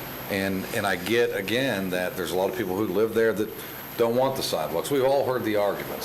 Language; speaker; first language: English; native; English